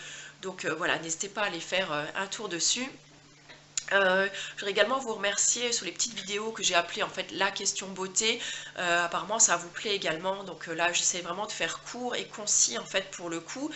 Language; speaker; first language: French; native; French